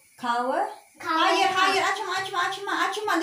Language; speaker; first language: Turkish; non-native, learner; Filipino